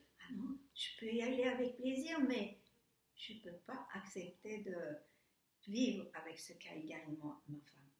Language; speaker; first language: French; non-native, fluent; Turkish